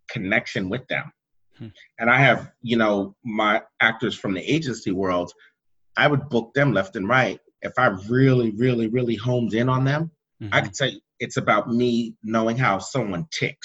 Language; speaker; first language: English; native; English